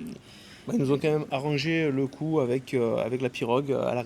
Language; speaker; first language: French; native; French